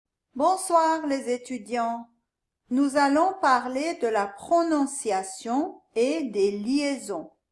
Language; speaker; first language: French; non-native, fluent; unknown